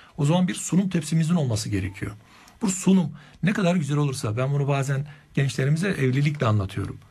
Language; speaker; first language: Turkish; native; Turkish